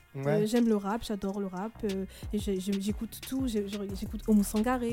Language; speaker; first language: French; native; French